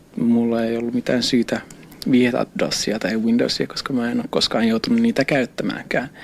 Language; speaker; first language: Finnish; non-native, local second language; Swedish